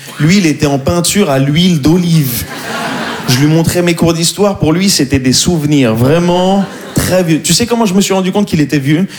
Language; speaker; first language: French; native; French